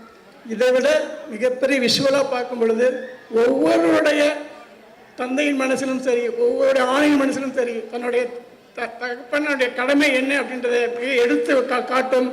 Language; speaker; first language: Tamil; native; Tamil